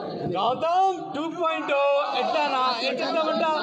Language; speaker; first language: Telugu; non-native, learner; Hindi